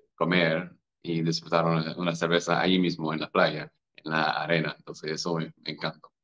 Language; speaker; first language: Spanish; non-native, fluent; English